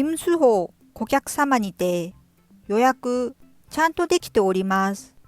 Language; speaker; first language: Japanese; non-native, fluent; Korean